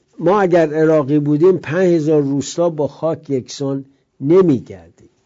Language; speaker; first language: Persian; native; Persian